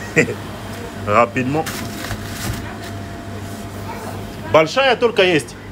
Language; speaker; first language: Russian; non-native, learner; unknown